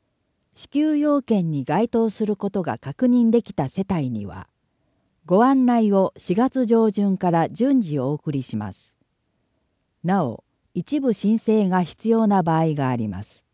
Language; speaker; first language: Japanese; native; Japanese